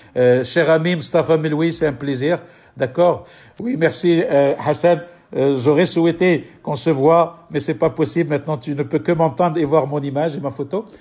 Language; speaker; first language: French; non-native, local second language; Arabic